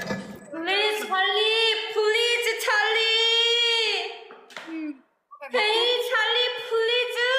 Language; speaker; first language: English; non-native, learner; Korean